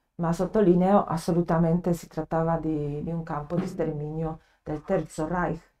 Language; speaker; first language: Italian; non-native, fluent; Polish